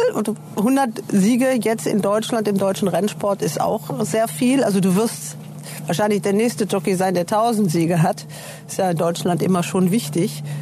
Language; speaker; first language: German; native; German